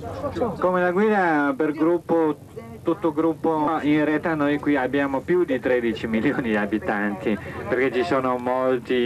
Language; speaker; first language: Italian; non-native, fluent; Chinese